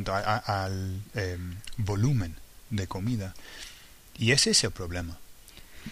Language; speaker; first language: Spanish; non-native, fluent; English